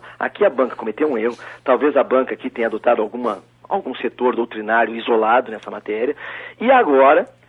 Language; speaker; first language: Portuguese; native; Portuguese